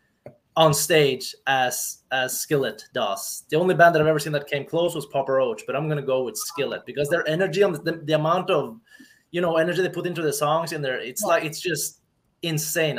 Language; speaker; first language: English; non-native, fluent; Norwegian